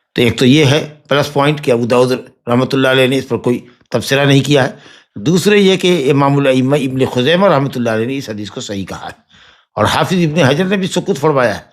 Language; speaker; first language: Urdu; native; Urdu